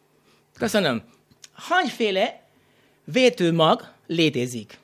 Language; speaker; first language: Hungarian; non-native, learner; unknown